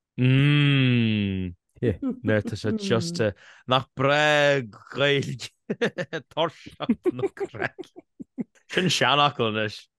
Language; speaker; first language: Irish; native; Irish